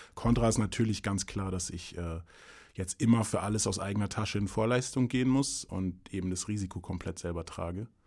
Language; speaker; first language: German; early bilingual, other home language; English